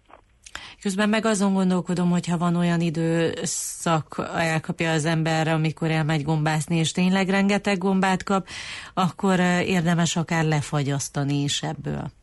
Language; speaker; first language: Hungarian; native; Hungarian